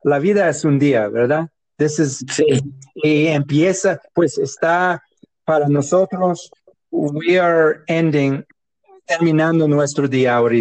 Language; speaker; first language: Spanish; non-native, learner; English